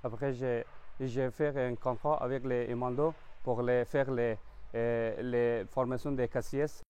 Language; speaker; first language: French; non-native, learner; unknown